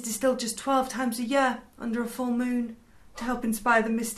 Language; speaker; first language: English; native; English